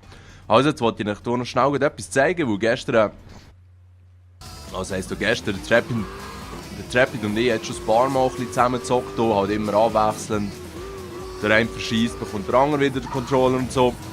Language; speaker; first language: German; native; German